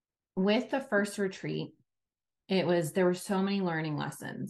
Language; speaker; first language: English; native; English